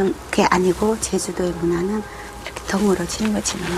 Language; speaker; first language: Korean; native; Korean